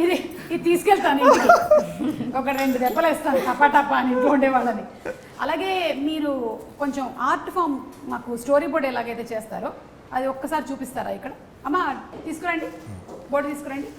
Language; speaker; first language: Telugu; native; Telugu